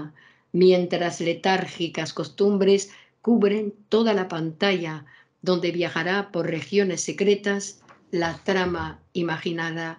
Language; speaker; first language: Spanish; native; Spanish